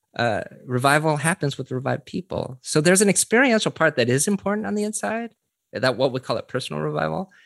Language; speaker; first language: English; early bilingual, other home language; Korean